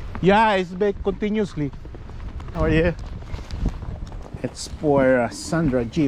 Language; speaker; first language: English; non-native, local second language; Filipino